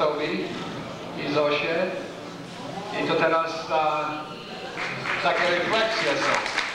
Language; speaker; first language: Polish; early bilingual, heritage; English